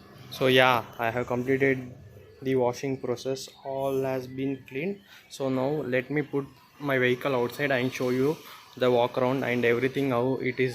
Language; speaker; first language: English; non-native, local second language; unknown